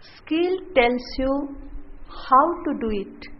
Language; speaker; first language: English; non-native, local second language; Gujarati